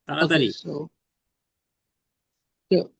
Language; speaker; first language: English; non-native, learner; Bangla